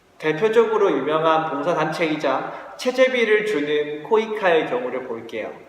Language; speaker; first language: Korean; native; Korean